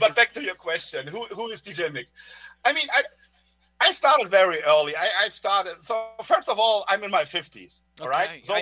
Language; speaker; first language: English; non-native, fluent; German